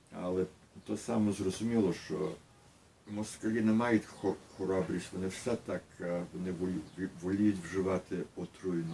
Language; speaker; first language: Ukrainian; early bilingual, heritage; Ukrainian